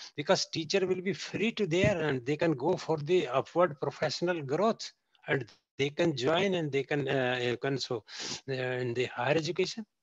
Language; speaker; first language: English; non-native, local second language; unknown